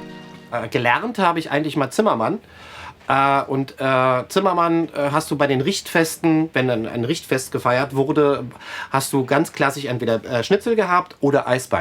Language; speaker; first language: German; native; German